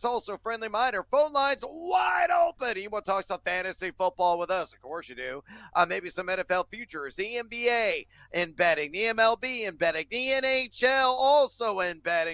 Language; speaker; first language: English; native; English